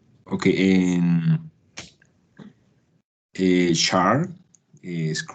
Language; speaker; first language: English; non-native, learner; Spanish